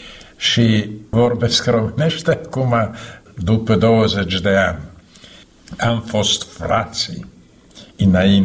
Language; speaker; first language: Romanian; non-native, fluent; Slovak